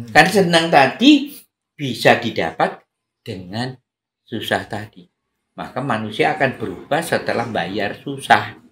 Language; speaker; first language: Indonesian; native; Indonesian